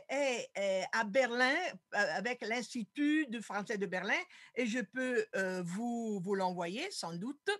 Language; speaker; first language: French; non-native, fluent; Italian